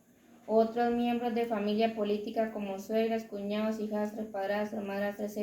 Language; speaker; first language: Spanish; native; Spanish